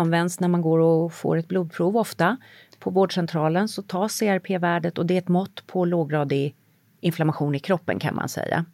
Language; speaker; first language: Swedish; native; Swedish